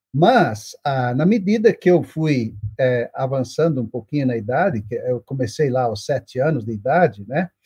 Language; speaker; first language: Portuguese; non-native, local second language; German